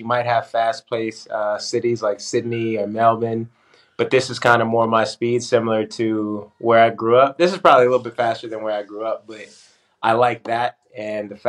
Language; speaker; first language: English; native; English